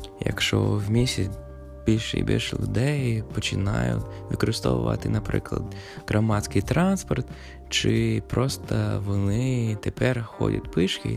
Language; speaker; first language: Ukrainian; non-native, fluent; English